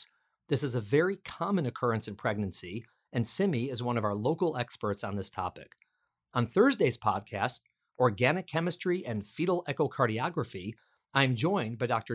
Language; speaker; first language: English; native; English